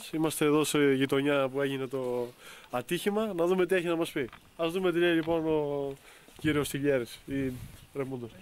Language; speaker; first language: Greek; native; Greek